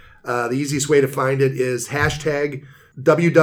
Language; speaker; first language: English; native; English